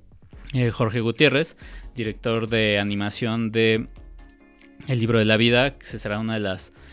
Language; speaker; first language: Spanish; native; Spanish